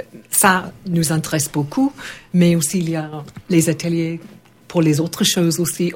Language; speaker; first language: French; non-native, learner; English